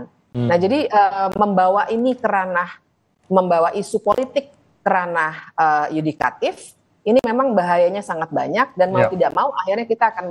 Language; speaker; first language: Indonesian; native; Indonesian